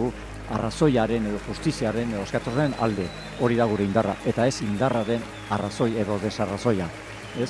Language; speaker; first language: Basque; native; Basque